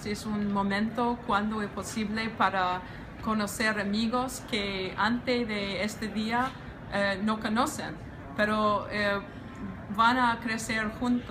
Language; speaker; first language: Spanish; non-native, learner; English